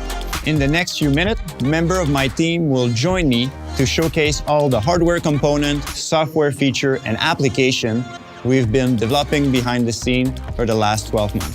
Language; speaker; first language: English; non-native, local second language; French